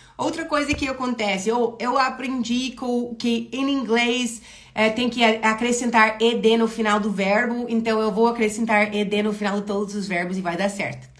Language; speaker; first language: Portuguese; non-native, fluent; English